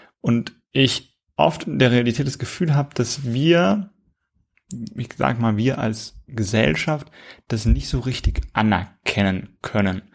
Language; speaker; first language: German; native; German